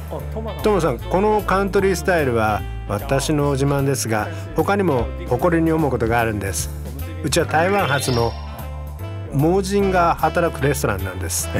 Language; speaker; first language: Japanese; non-native, fluent; Chinese